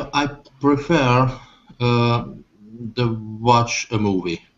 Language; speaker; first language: English; non-native, learner; Hungarian